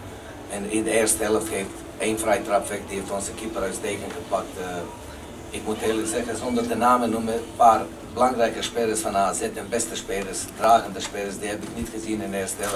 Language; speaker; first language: Dutch; non-native, fluent; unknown